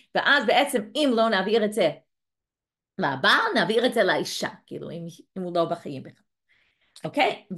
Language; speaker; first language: Hebrew; non-native, fluent; English